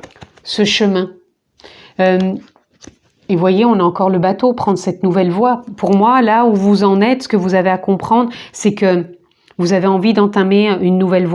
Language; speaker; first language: French; native; French